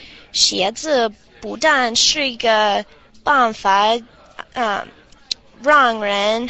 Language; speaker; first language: Chinese; non-native, learner; English